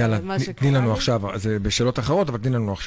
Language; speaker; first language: Hebrew; native; Hebrew